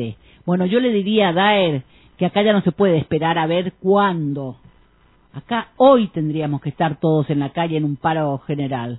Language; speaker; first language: Spanish; native; Spanish